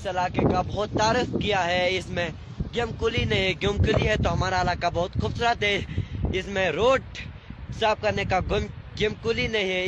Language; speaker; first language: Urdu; non-native, local second language; Shina